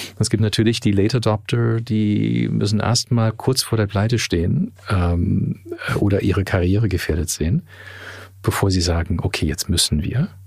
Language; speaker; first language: German; early bilingual, heritage; German